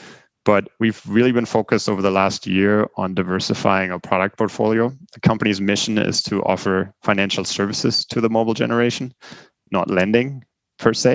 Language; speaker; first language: English; non-native, fluent; German